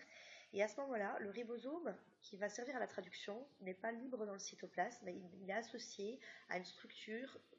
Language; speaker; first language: French; native; French